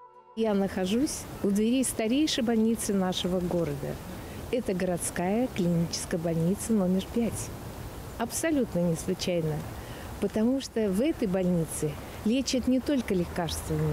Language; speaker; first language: Russian; native; Russian